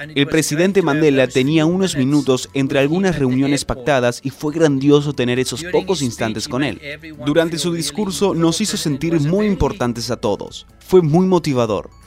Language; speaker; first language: Spanish; non-native, fluent; Rundi